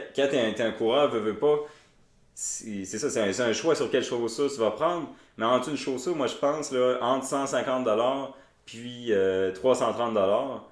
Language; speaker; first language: French; native; French